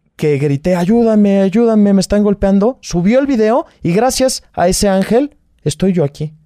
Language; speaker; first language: Spanish; native; Spanish